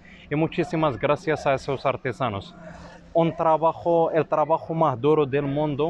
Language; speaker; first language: Spanish; non-native, fluent; Arabic